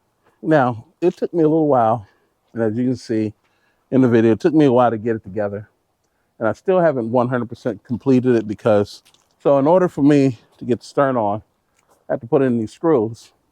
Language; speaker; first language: English; native; English